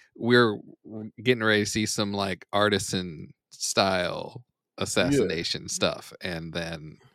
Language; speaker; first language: English; native; English